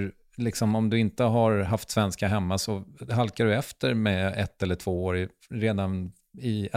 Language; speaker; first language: Swedish; native; Swedish